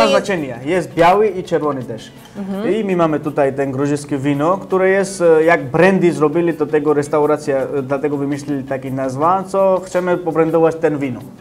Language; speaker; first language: Polish; non-native, learner; Georgian